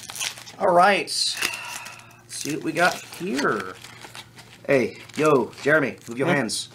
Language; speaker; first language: English; native; English